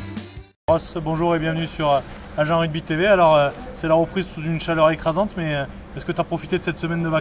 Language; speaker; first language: French; native; French